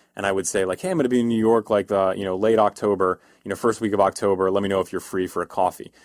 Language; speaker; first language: English; native; English